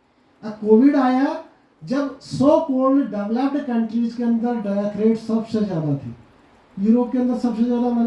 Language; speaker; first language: Hindi; native; Hindi